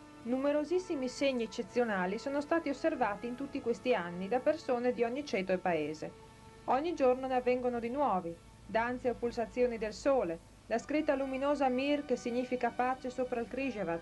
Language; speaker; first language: Italian; native; Italian